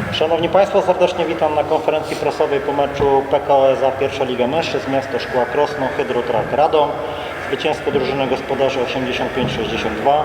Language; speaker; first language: Polish; native; Polish